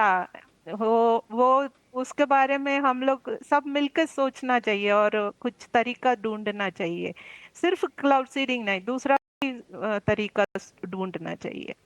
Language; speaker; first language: Hindi; non-native, local second language; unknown